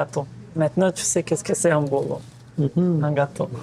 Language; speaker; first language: French; non-native, fluent; Portuguese